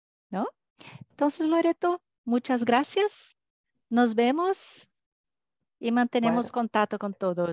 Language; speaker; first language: Spanish; non-native, fluent; Portuguese